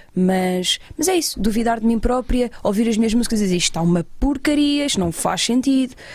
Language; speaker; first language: Portuguese; native; Portuguese